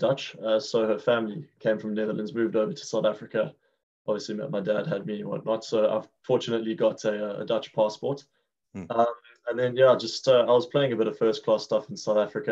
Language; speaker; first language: English; native; English